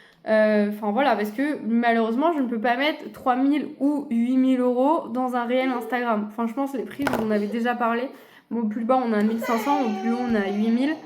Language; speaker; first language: French; native; French